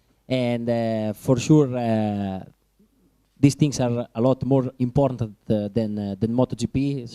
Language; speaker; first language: English; non-native, learner; Italian